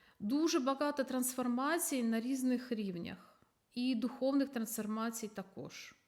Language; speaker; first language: Ukrainian; non-native, local second language; Russian